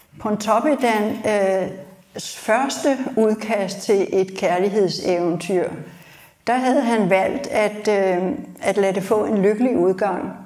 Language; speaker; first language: Danish; native; Danish